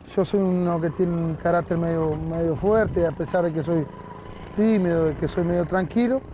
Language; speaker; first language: Spanish; native; Spanish